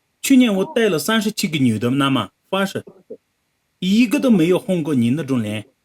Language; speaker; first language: Chinese; non-native, local second language; Tibetan